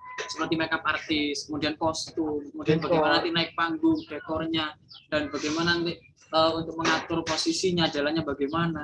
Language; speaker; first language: Indonesian; native; Indonesian